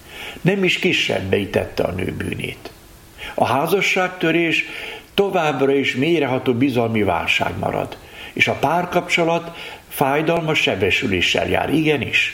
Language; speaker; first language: Hungarian; native; Hungarian